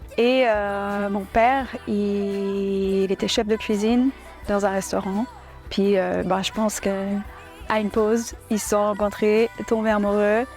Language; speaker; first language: French; early bilingual, other home language; English